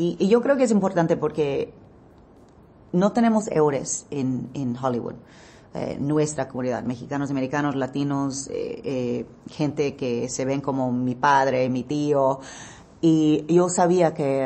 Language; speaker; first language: Spanish; early bilingual, heritage; English